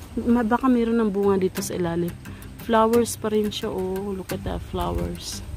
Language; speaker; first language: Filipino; non-native, local second language; Cebuano